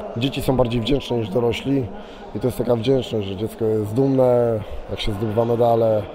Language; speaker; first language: Polish; native; Polish